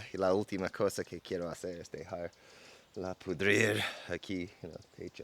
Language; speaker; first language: Spanish; non-native, fluent; English